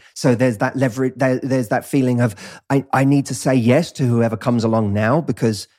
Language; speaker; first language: English; native; English